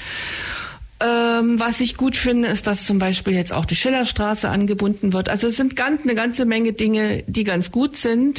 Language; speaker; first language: German; native; German